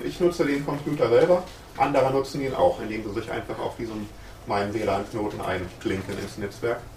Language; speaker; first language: German; native; German